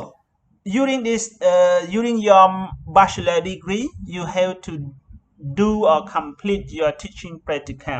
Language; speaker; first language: English; non-native, learner; Khmer